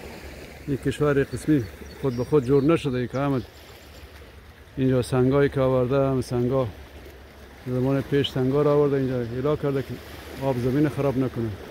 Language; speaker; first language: Persian; native; Persian